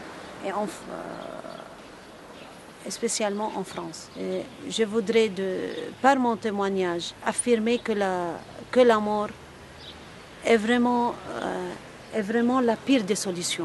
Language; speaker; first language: French; non-native, local second language; Arabic